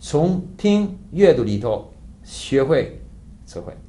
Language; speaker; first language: Chinese; non-native, fluent; English